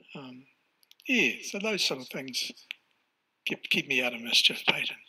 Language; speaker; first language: English; native; English